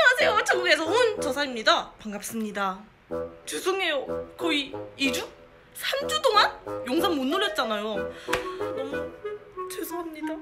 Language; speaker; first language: Korean; non-native, fluent; Chinese